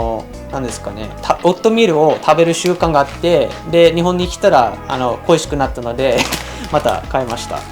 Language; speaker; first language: Japanese; non-native, fluent; English